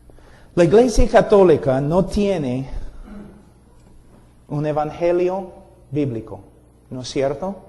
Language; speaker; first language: Spanish; non-native, fluent; English